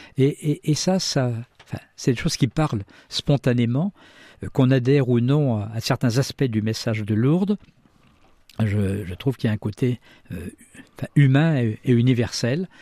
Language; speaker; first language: French; native; French